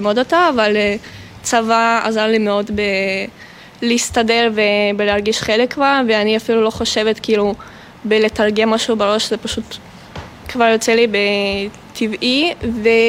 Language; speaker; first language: Hebrew; non-native, fluent; Russian